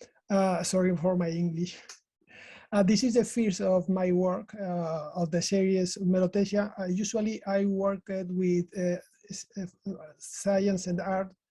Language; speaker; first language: English; non-native, learner; Spanish